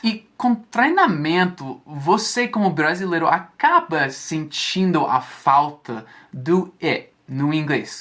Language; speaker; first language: Portuguese; non-native, fluent; English